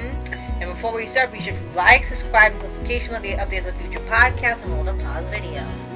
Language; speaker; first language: English; native; English